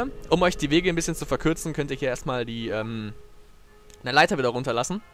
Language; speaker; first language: German; native; German